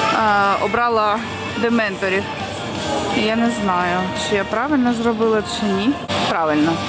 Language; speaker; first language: Ukrainian; native; Ukrainian